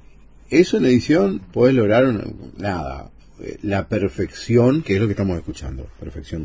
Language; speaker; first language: Spanish; native; Spanish